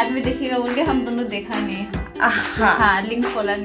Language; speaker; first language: Hindi; non-native, local second language; Bodo